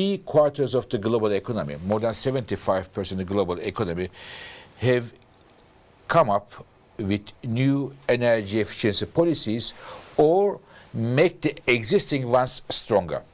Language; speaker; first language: English; non-native, fluent; Turkish